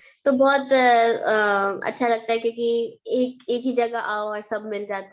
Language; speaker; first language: Hindi; early bilingual, heritage; Hindi